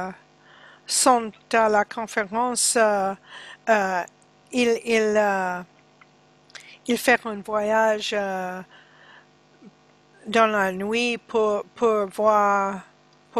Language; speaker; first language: French; non-native, learner; English